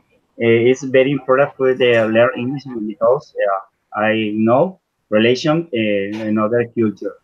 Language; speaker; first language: English; non-native, learner; Spanish